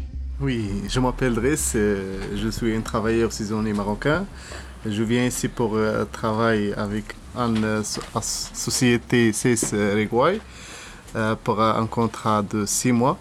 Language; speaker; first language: French; non-native, learner; Arabic